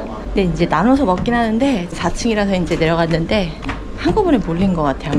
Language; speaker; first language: Korean; native; Korean